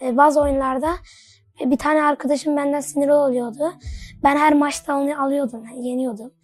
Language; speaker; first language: Turkish; early bilingual, other home language; Arabic